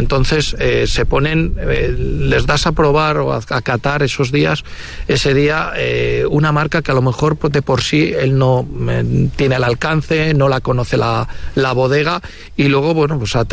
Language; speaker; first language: Spanish; native; Spanish